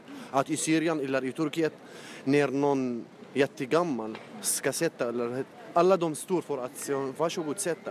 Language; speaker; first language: Swedish; non-native, learner; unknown